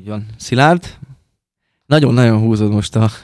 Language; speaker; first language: Hungarian; native; Hungarian